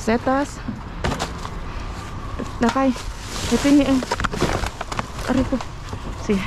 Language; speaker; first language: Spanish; non-native, learner; Filipino